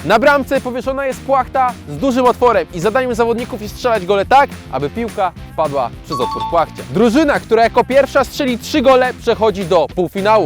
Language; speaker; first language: Polish; native; Polish